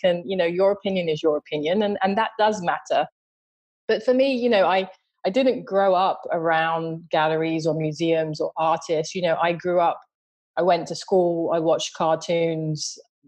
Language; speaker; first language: English; native; English